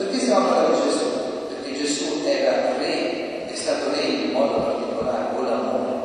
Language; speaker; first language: Italian; native; Italian